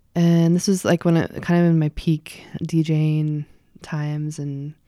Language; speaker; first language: English; native; English